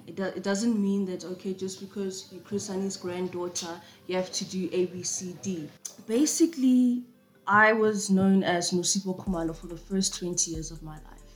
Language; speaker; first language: English; non-native, local second language; Zulu